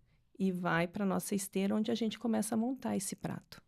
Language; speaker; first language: Portuguese; native; Portuguese